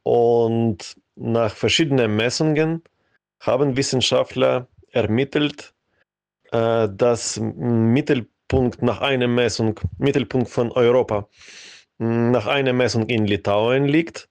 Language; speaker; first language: German; non-native, fluent; Ukrainian